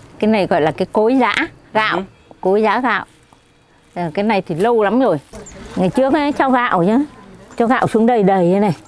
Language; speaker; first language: Vietnamese; non-native, local second language; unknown